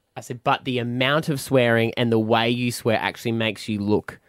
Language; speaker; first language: English; native; English